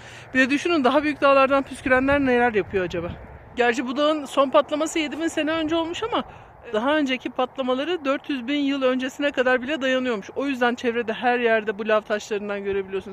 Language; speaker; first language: Turkish; native; Turkish